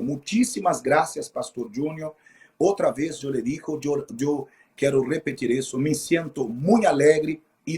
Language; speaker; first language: Spanish; non-native, fluent; Portuguese